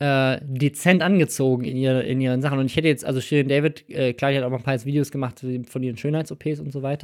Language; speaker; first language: German; native; German